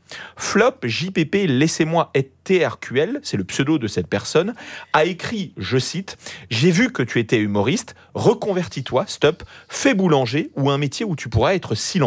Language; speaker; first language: French; native; French